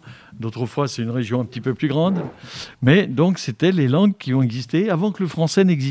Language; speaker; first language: French; native; French